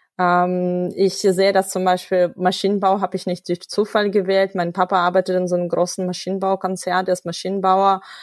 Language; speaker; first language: German; non-native, fluent; Russian